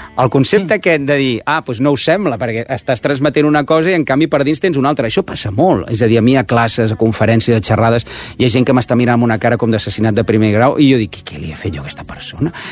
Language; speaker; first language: Catalan; native; Catalan